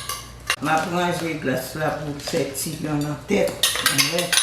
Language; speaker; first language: French; non-native, local second language; Haitian Creole